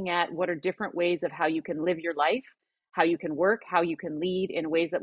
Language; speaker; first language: English; native; English